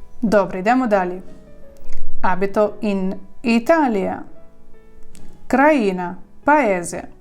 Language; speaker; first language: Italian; non-native, fluent; Ukrainian